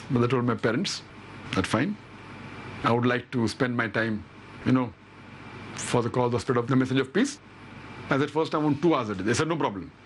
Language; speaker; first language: English; non-native, local second language; Urdu